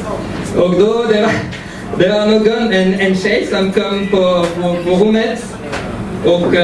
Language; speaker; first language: Swedish; early bilingual, heritage; French